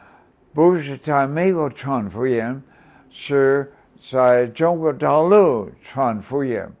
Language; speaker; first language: Chinese; non-native, fluent; English